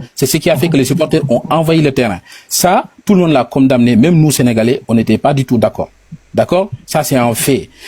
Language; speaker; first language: French; non-native, local second language; Wolof